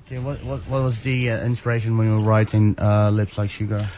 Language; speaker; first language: English; non-native, fluent; Portuguese